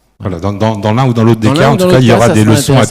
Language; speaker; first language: French; native; French